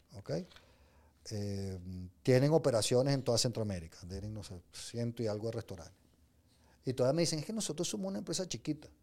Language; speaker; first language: Spanish; native; Spanish